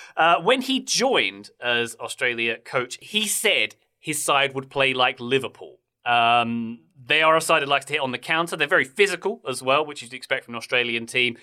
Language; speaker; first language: English; native; English